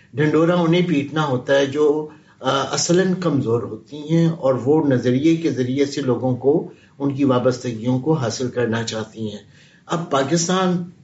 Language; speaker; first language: Urdu; native; Urdu